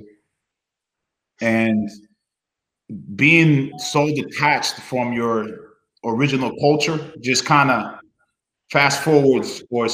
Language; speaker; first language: English; early bilingual, other home language; Spanish